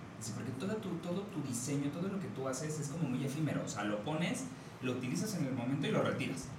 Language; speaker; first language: Spanish; native; Spanish